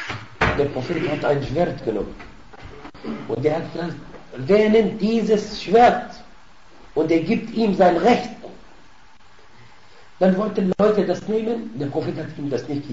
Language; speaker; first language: German; non-native, fluent; Arabic